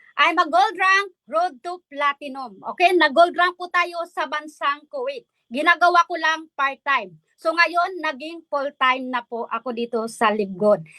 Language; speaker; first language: Filipino; non-native, local second language; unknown